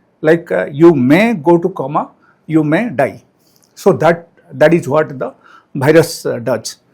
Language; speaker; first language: English; non-native, local second language; Telugu